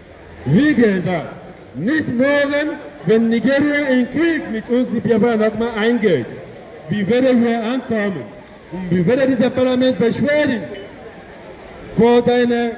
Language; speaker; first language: German; non-native, learner; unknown